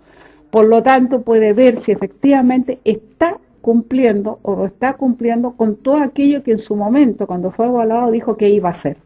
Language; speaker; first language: Spanish; native; Spanish